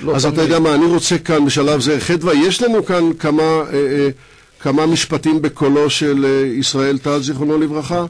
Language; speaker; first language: Hebrew; native; Hebrew